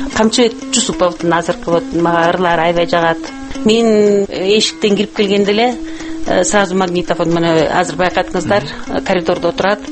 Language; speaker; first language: Kyrgyz; non-native, local second language; Russian